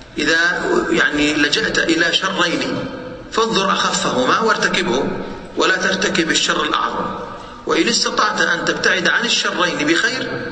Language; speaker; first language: Arabic; native; Arabic